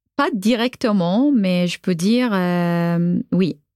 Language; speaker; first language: French; non-native, fluent; Arabic